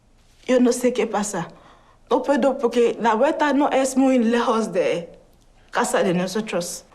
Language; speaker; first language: Spanish; non-native, learner; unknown